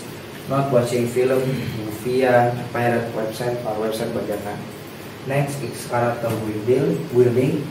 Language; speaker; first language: English; non-native, learner; Indonesian